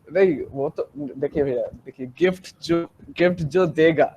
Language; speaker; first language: Hindi; non-native, local second language; Bangla